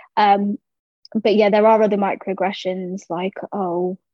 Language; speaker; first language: English; native; English